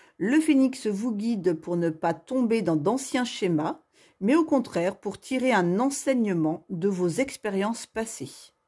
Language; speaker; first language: French; native; French